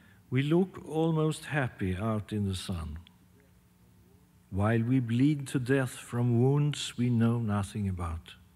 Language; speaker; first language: English; non-native, fluent; Swedish